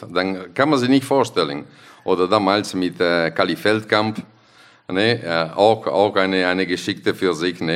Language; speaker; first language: German; non-native, fluent; Italian